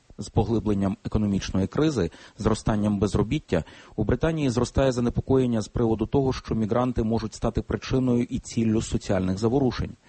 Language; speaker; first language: Ukrainian; native; Ukrainian